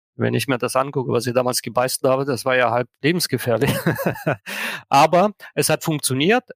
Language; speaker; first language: German; non-native, fluent; Russian